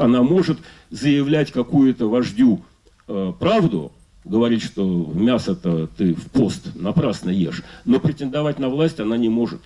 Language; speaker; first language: Russian; native; Russian